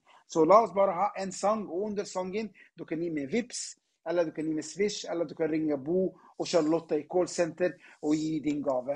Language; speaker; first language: Swedish; non-native, learner; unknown